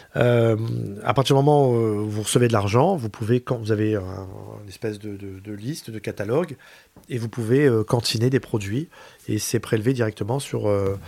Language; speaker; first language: French; native; French